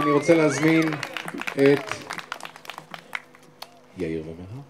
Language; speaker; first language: Hebrew; native; Hebrew